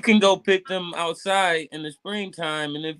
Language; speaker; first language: English; native; English